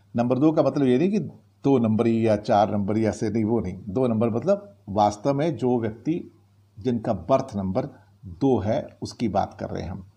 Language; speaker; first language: Hindi; native; Hindi